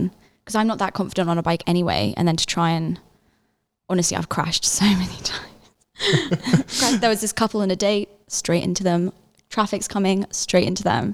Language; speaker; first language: English; native; English